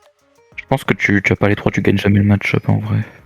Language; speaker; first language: French; native; French